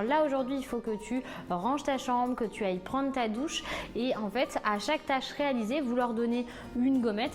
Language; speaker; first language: French; native; French